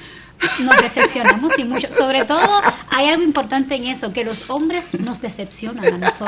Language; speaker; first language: Spanish; native; Spanish